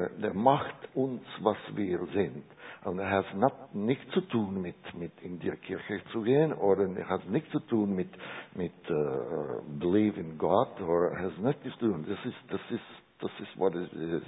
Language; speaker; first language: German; non-native, learner; Czech